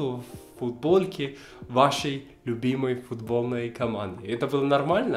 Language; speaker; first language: Russian; non-native, fluent; Spanish